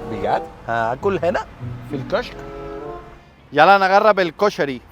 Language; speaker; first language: Arabic; non-native, learner; Spanish